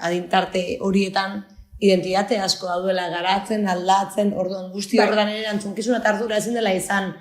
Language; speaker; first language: Basque; native; Basque